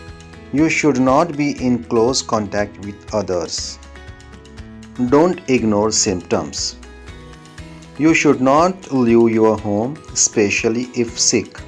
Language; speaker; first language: English; non-native, local second language; Urdu